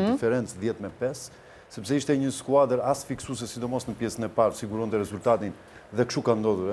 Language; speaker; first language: Albanian; native; Albanian